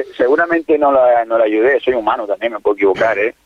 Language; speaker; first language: Spanish; native; Spanish